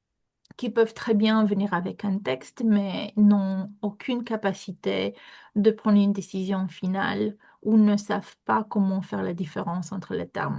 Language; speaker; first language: French; non-native, fluent; Romanian